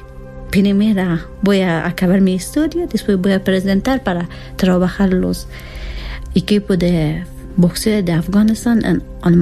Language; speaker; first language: Spanish; non-native, learner; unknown